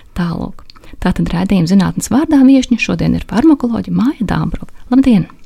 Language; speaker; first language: Latvian; native; Latvian